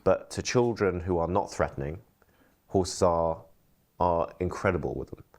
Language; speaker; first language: English; early bilingual, heritage; English